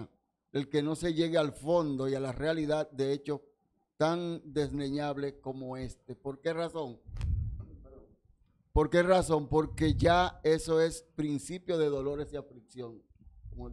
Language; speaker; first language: Spanish; native; Spanish